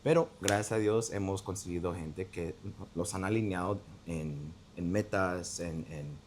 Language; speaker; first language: Spanish; early bilingual, heritage; Spanish